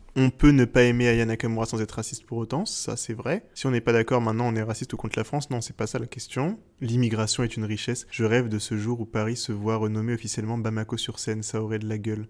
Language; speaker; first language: French; native; French